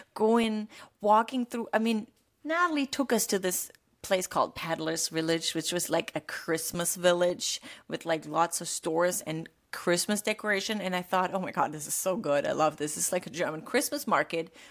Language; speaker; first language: English; non-native, fluent; German